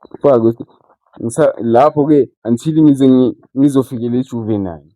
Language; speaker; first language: Zulu; non-native, local second language; Xhosa